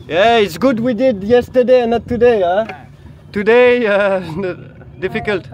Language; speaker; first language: English; non-native, learner; French